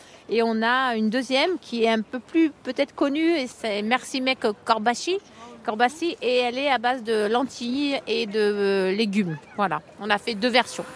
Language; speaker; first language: French; native; French